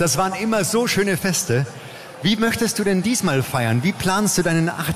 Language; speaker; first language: German; native; German